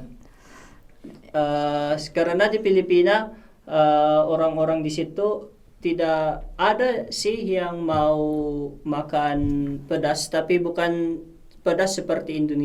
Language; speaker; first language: Indonesian; non-native, fluent; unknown